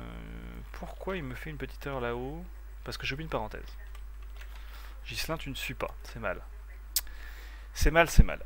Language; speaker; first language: French; native; French